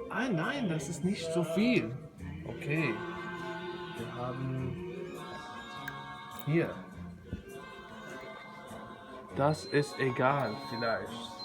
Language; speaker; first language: German; non-native, learner; English